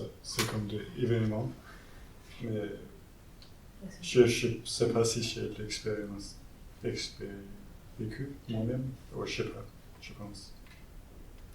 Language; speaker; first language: French; non-native, learner; Danish